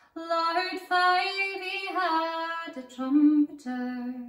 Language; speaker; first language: English; native; English